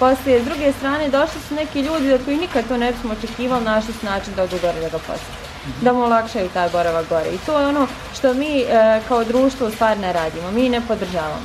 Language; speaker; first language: Bosnian; native; Bosnian